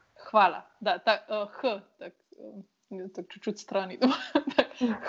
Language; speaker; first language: Russian; non-native, learner; Slovenian